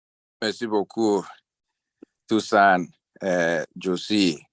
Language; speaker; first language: French; non-native, learner; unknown